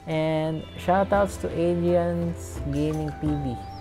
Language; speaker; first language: English; non-native, local second language; Filipino